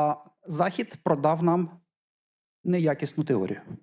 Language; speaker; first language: Ukrainian; native; Ukrainian